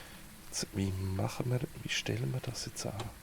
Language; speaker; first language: German; native; German